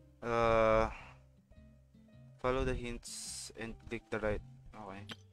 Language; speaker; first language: English; non-native, local second language; Filipino